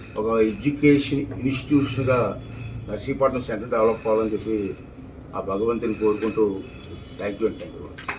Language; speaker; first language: Telugu; native; Telugu